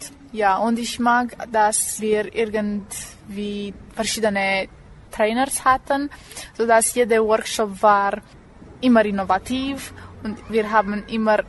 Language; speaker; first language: German; non-native, local second language; Romanian